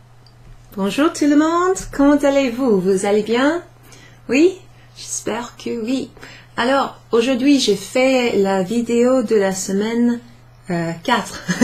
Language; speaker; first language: French; non-native, fluent; English